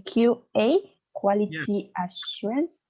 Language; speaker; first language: English; non-native, learner; Spanish